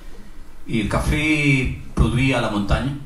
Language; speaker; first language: French; non-native, learner; Spanish